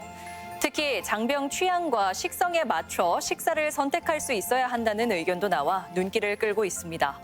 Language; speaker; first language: Korean; native; Korean